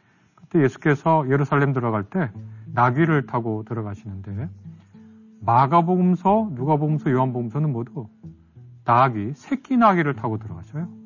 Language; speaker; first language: Korean; native; Korean